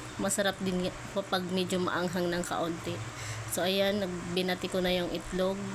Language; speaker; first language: Filipino; non-native, local second language; Bikol